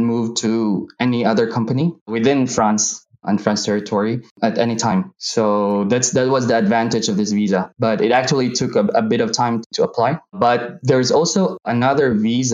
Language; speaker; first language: English; non-native, local second language; Hiligaynon